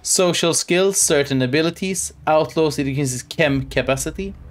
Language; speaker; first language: English; non-native, fluent; Swedish